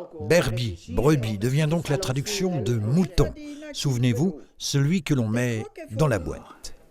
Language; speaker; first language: French; native; French